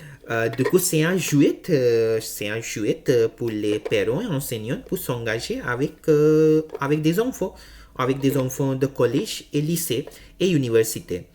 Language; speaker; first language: French; non-native, learner; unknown